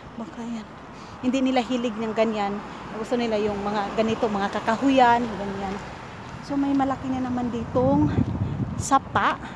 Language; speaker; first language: Filipino; non-native, local second language; Cebuano